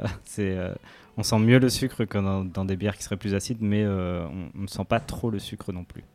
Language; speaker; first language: French; native; French